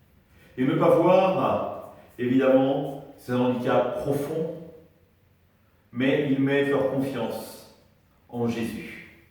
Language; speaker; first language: French; native; French